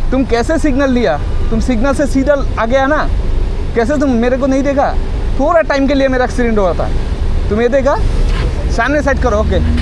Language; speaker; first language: Hindi; non-native, learner; Bangla